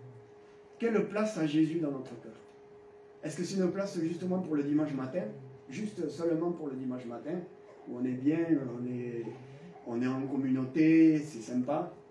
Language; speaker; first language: French; native; French